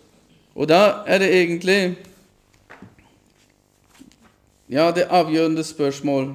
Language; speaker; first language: Norwegian; non-native, fluent; German